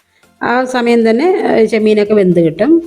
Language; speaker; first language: Malayalam; native; Malayalam